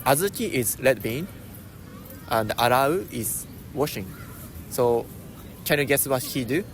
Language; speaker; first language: English; non-native, learner; Japanese